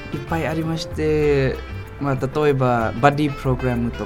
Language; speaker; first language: Japanese; non-native, learner; Thai